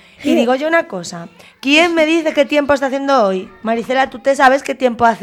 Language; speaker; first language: Spanish; native; Spanish